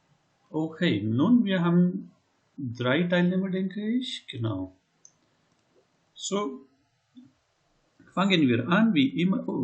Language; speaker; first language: German; non-native, fluent; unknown